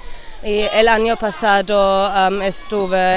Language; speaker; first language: Spanish; non-native, learner; German